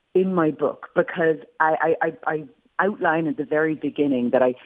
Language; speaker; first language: English; native; English